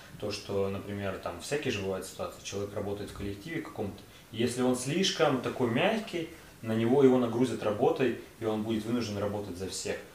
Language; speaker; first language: Russian; native; Russian